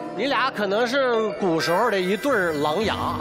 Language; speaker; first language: Chinese; native; Chinese